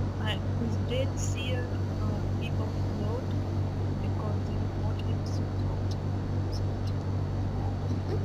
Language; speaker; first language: English; non-native, learner; Russian